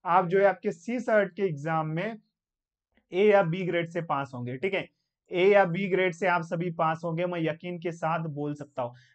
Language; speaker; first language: Hindi; non-native, local second language; Marathi